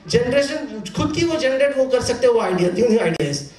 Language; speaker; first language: Hindi; non-native, local second language; Bangla